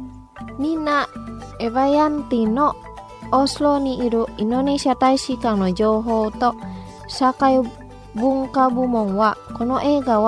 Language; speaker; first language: Japanese; non-native, fluent; Indonesian